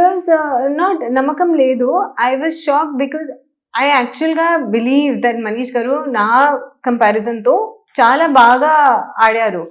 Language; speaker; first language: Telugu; non-native, learner; Hindi